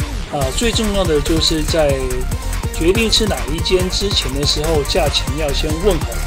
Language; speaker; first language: Chinese; native; Chinese